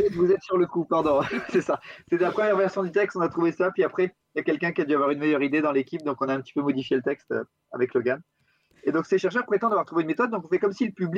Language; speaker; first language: French; native; French